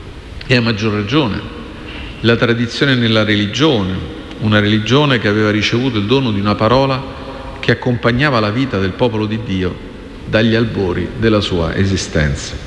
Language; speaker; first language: Italian; native; Italian